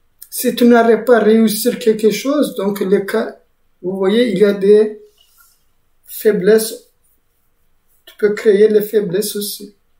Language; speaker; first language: French; non-native, fluent; Azerbaijani